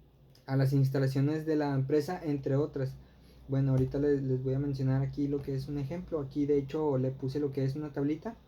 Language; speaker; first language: Spanish; native; Spanish